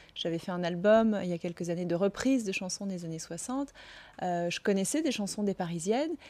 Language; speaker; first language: French; native; French